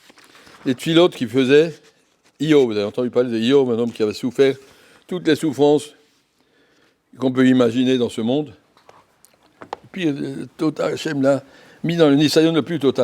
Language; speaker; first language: French; native; French